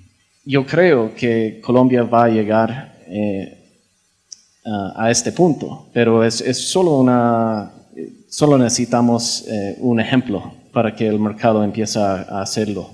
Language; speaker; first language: Spanish; non-native, fluent; English